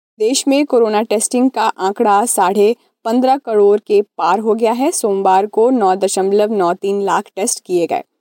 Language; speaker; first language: Hindi; native; Hindi